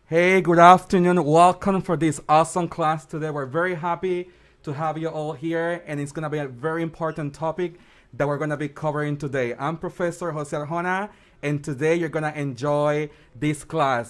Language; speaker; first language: English; non-native, fluent; Spanish